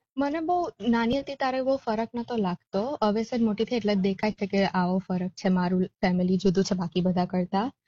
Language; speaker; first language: Gujarati; early bilingual, heritage; Gujarati